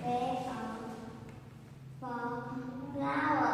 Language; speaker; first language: English; non-native, learner; Vietnamese